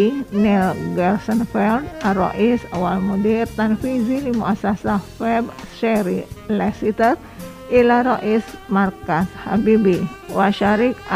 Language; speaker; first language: Arabic; non-native, fluent; Indonesian